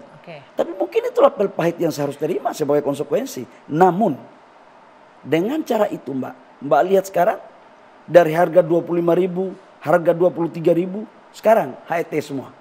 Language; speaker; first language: Indonesian; native; Indonesian